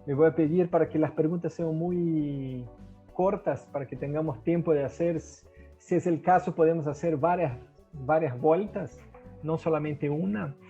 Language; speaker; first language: Spanish; non-native, fluent; Portuguese